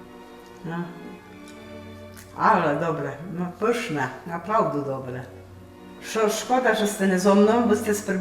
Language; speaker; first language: Polish; non-native, local second language; Rusyn